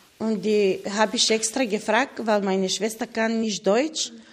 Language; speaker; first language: German; non-native, learner; Bulgarian